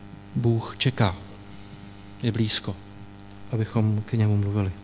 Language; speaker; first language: Czech; native; Czech